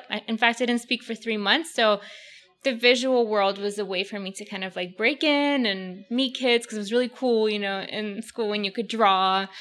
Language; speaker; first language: English; early bilingual, other home language; Russian